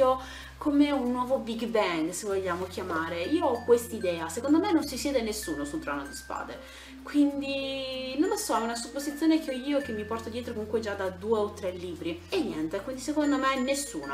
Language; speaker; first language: Italian; native; Italian